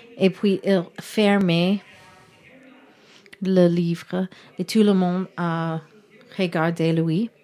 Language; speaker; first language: French; non-native, learner; English